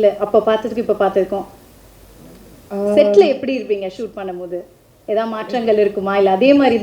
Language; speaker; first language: Tamil; native; Tamil